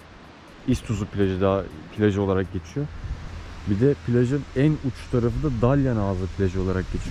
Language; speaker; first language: Turkish; native; Turkish